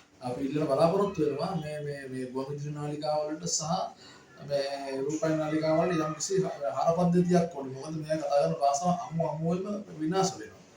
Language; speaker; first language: Sinhala; native; Sinhala